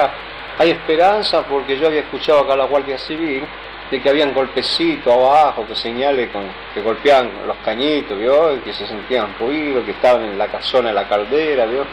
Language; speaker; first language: Spanish; native; Spanish